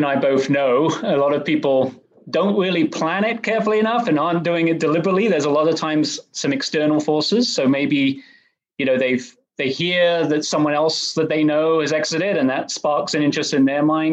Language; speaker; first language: English; native; English